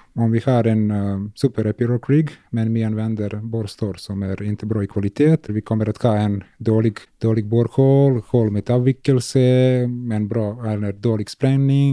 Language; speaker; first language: Swedish; non-native, learner; Serbian